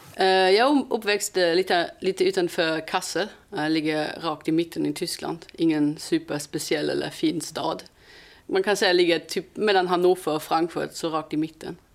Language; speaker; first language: Swedish; non-native, fluent; German